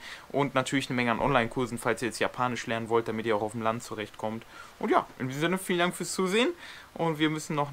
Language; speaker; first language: German; native; German